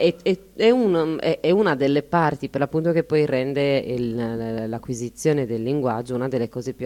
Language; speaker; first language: Italian; native; Italian